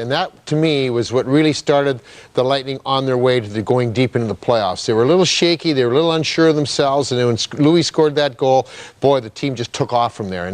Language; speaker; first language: English; native; English